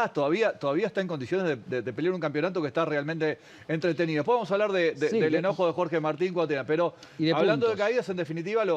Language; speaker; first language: Spanish; native; Spanish